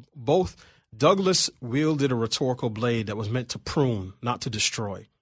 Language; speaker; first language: English; native; English